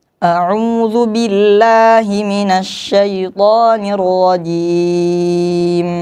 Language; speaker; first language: Arabic; non-native, learner; Indonesian